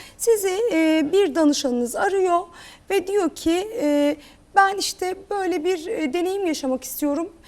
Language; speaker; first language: Turkish; early bilingual, heritage; Turkish